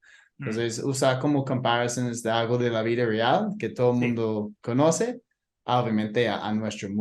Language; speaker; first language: Spanish; non-native, fluent; English